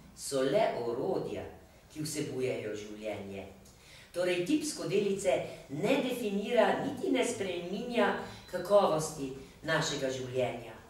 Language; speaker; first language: Slovenian; native; Slovenian